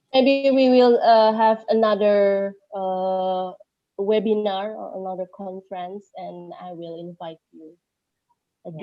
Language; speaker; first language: English; non-native, learner; Indonesian